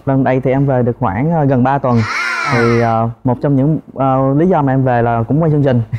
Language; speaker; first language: Vietnamese; native; Vietnamese